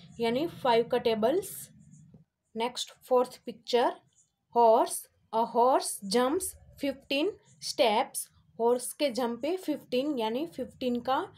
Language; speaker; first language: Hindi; non-native, local second language; Gujarati